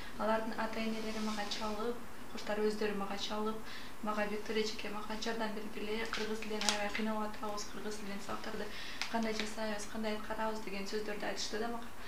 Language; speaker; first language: Kyrgyz; non-native, local second language; Russian